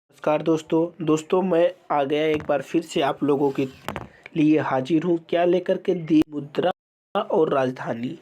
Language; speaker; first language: Hindi; native; Hindi